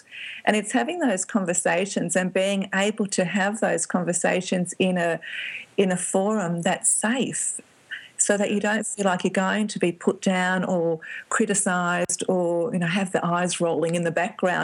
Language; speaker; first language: English; native; English